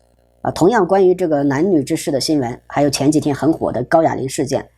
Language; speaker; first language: Chinese; native; Chinese